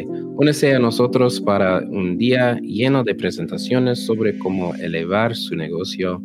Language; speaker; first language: Spanish; non-native, learner; English